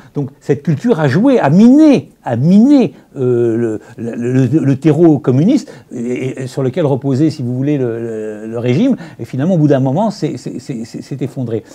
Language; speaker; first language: French; native; French